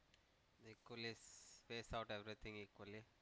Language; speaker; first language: English; non-native, local second language; Hindi